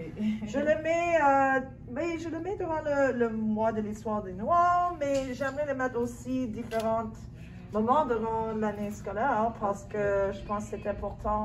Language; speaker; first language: French; non-native, local second language; English